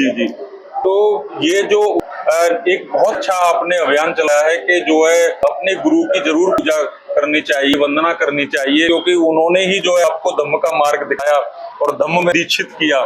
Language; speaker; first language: Hindi; native; Hindi